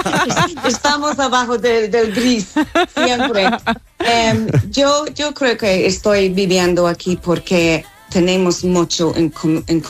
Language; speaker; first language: Spanish; non-native, fluent; English